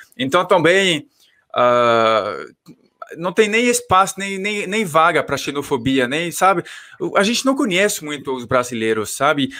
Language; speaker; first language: Portuguese; non-native, fluent; French